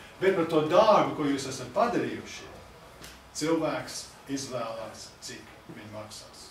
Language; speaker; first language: Latvian; early bilingual, heritage; English